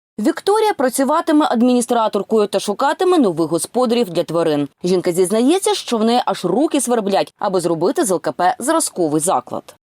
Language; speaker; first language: Ukrainian; native; Ukrainian